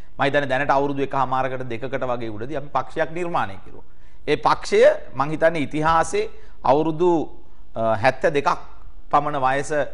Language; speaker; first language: Sinhala; native; Sinhala